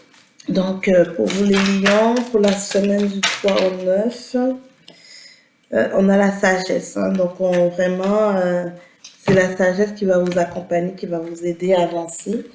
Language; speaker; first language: French; native; French